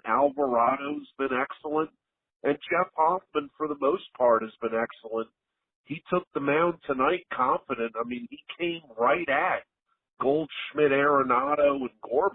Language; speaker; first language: English; native; English